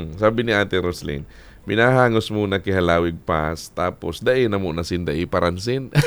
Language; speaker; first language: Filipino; non-native, local second language; Bikol